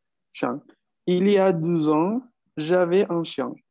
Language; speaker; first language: French; non-native, fluent; Spanish